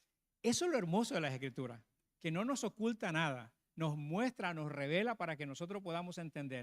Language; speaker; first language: Spanish; native; Spanish